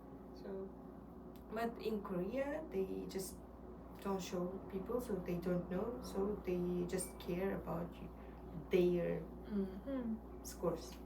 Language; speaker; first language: English; non-native, learner; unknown